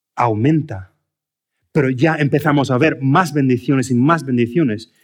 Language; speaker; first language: Spanish; non-native, fluent; English